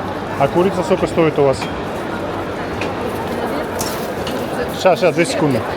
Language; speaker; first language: Russian; native; Russian